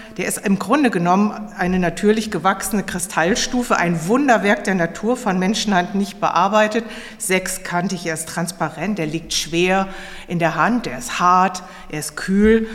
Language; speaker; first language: German; native; German